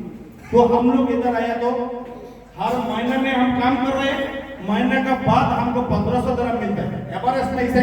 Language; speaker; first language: Hindi; non-native, local second language; Bangla